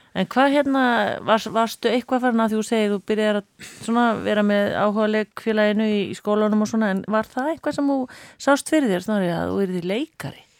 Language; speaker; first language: Icelandic; native; Icelandic